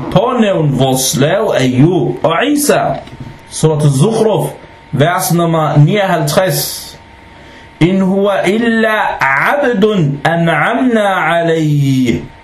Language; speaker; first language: Danish; non-native, fluent; Arabic